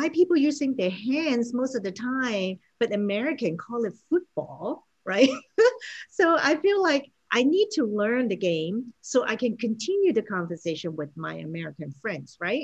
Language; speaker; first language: English; non-native, local second language; Cantonese